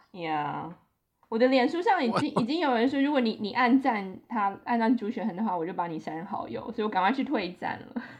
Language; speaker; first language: Chinese; native; Chinese